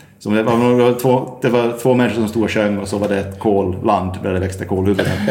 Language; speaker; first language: Swedish; native; Swedish